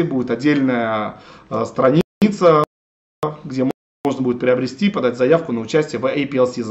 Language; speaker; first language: Russian; native; Russian